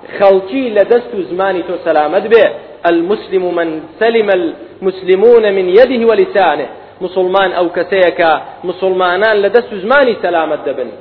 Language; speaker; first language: Central Kurdish; native; Central Kurdish